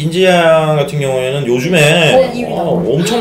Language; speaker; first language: Korean; native; Korean